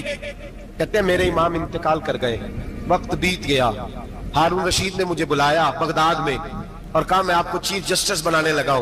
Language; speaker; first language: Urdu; non-native, local second language; Punjabi